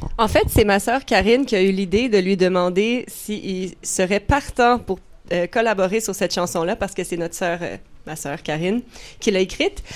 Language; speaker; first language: French; native; French